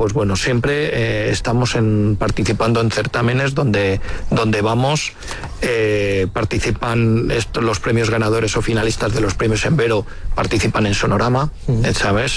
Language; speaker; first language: Spanish; native; Spanish